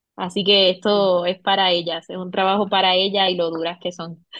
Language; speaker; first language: Spanish; native; Spanish